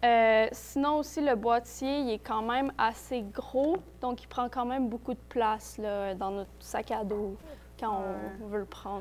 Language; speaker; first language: French; native; French